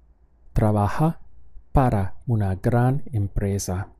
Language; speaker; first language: Spanish; non-native, fluent; English